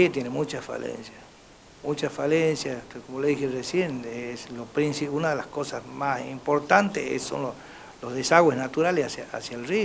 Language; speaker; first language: Spanish; native; Spanish